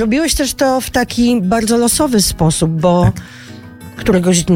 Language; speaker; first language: Polish; native; Polish